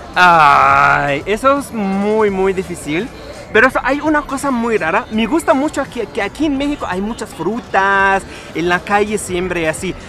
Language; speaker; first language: Spanish; non-native, learner; Arabic